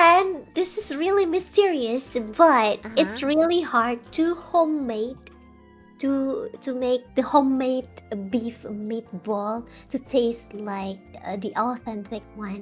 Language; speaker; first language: English; non-native, fluent; Indonesian